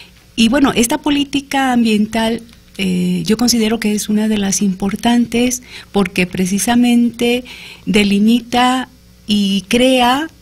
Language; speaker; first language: Spanish; native; Spanish